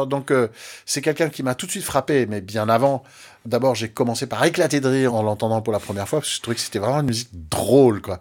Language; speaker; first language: French; native; French